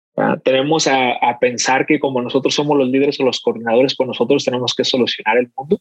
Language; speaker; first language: Spanish; native; Spanish